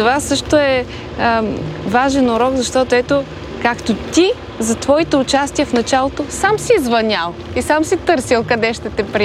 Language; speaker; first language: Bulgarian; native; Bulgarian